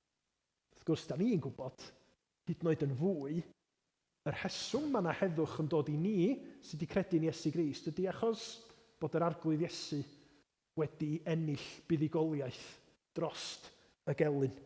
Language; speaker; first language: Welsh; native; Welsh